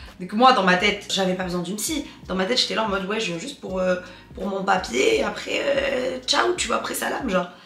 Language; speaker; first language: French; non-native, local second language; Arabic